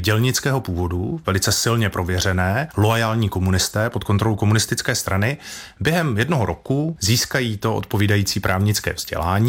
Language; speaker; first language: Czech; native; Czech